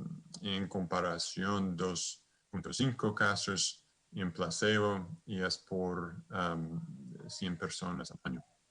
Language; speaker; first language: Spanish; non-native, fluent; English